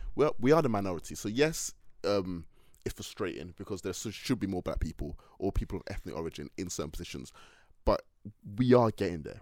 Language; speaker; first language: English; native; English